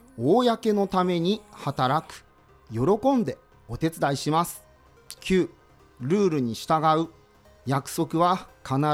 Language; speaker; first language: Japanese; native; Japanese